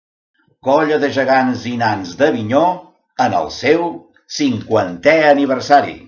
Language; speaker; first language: Catalan; native; Catalan